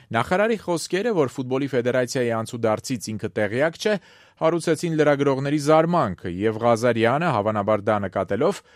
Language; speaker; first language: Armenian; native; Armenian